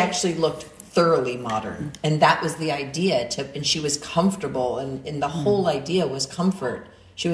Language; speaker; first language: English; native; English